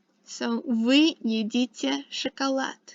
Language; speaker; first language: Russian; non-native, fluent; English